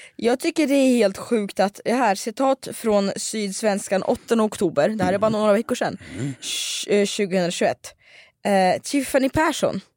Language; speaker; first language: Swedish; native; Swedish